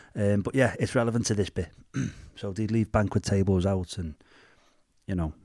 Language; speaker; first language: English; native; English